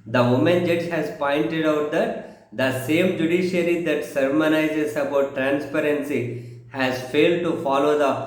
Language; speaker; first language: English; non-native, local second language; Telugu